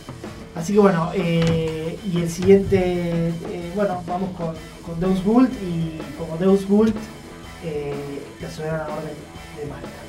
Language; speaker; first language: Spanish; native; Spanish